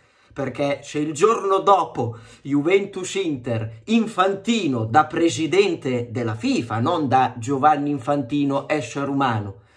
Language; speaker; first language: Italian; native; Italian